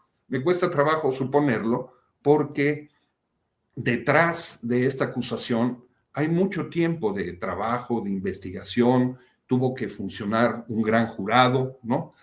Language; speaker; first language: Spanish; native; Spanish